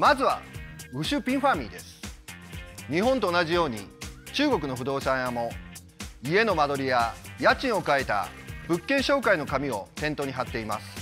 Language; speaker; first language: Japanese; native; Japanese